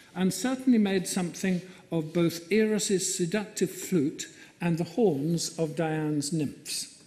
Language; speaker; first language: English; native; English